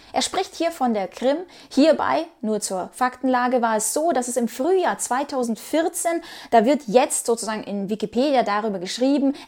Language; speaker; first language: German; non-native, fluent; Ukrainian